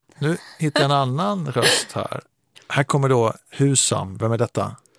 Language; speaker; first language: Swedish; native; Swedish